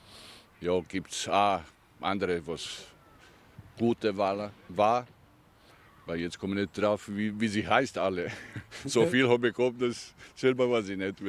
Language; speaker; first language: German; non-native, learner; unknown